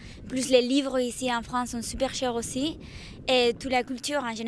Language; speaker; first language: French; non-native, fluent; Spanish